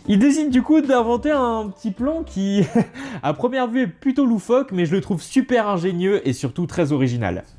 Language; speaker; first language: French; native; French